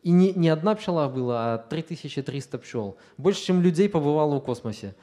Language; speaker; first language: Russian; non-native, local second language; Belarusian